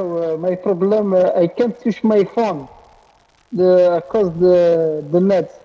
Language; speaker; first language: English; non-native, learner; Arabic